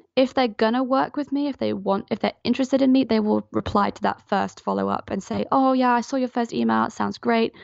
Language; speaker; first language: English; non-native, fluent; French